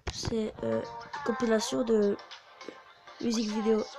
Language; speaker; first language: French; native; French